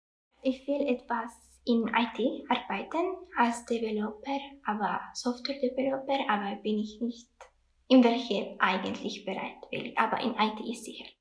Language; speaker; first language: German; non-native, learner; Italian